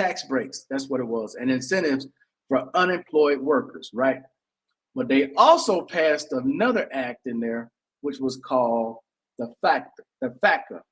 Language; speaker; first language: English; native; English